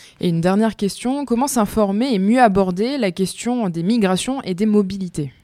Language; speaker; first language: French; native; French